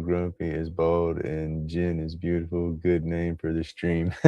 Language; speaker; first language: English; native; English